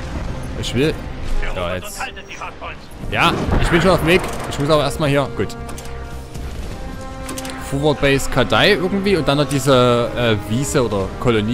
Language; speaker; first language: German; native; German